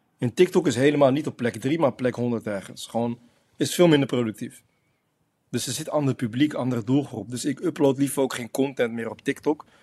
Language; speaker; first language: Dutch; early bilingual, other home language; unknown